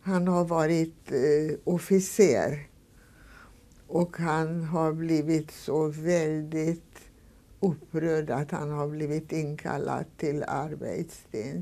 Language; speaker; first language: Swedish; non-native, fluent; Hungarian